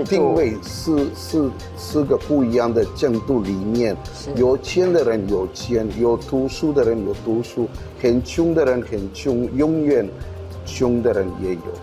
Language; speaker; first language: Chinese; non-native, fluent; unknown